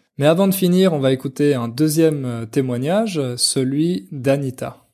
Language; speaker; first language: French; native; French